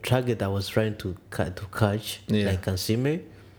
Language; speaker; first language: English; non-native, local second language; Ganda